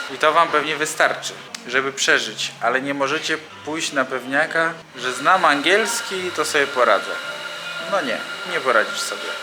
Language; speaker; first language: Polish; native; Polish